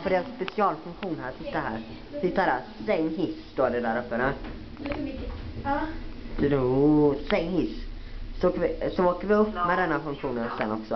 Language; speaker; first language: Swedish; native; Swedish